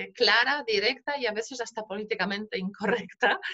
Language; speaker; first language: Spanish; non-native, fluent; Polish